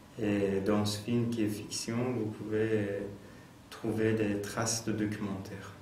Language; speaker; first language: French; non-native, fluent; Persian